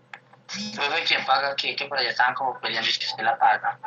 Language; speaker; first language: Spanish; native; Spanish